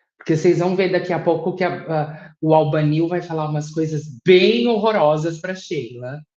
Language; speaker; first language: Portuguese; native; Portuguese